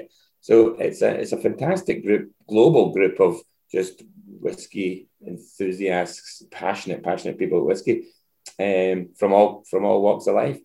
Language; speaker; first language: English; native; English